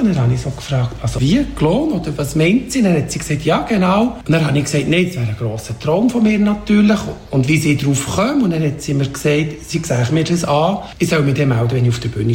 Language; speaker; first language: German; native; German